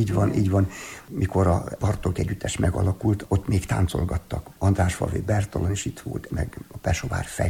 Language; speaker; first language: Hungarian; native; Hungarian